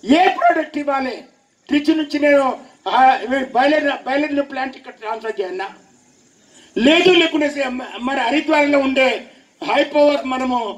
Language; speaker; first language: Hindi; non-native, local second language; Telugu